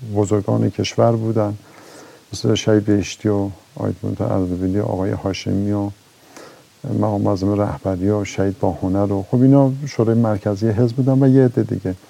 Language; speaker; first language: Persian; native; Persian